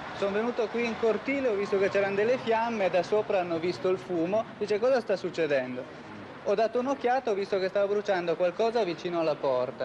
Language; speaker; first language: Italian; native; Italian